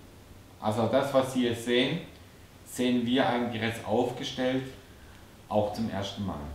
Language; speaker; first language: German; native; German